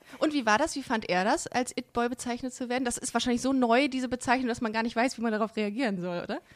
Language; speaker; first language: German; native; German